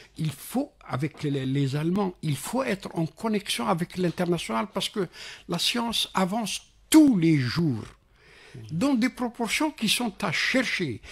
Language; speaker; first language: French; non-native, local second language; Arabic